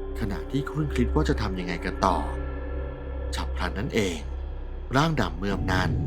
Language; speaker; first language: Thai; native; Thai